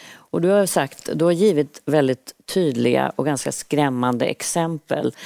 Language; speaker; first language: Swedish; native; Swedish